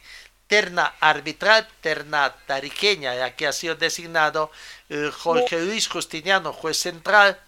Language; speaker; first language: Spanish; native; Spanish